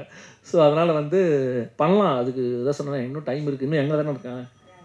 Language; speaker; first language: Tamil; native; Tamil